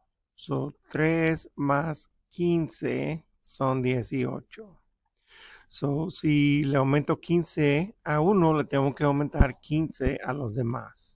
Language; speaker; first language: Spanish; early bilingual, heritage; Spanish